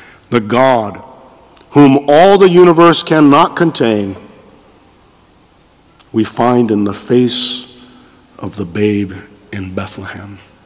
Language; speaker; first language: English; native; English